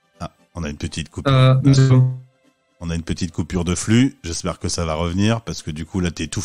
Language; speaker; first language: French; native; French